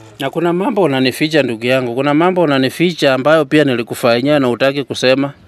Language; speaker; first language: Swahili; native; Swahili